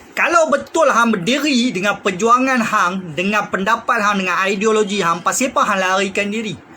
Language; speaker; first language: Malay; native; Malay